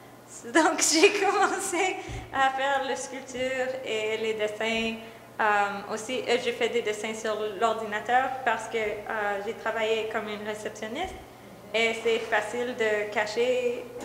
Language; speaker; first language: French; non-native, local second language; English